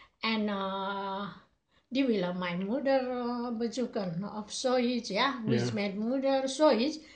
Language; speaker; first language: Dutch; non-native, learner; Nepali